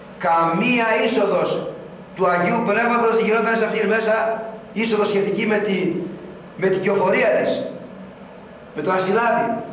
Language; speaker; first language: Greek; native; Greek